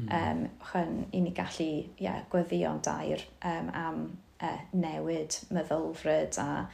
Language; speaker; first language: Welsh; native; Welsh